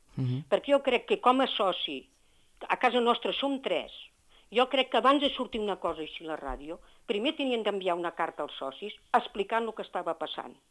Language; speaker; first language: Catalan; native; Catalan